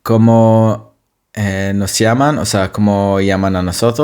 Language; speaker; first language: Spanish; non-native, fluent; Hebrew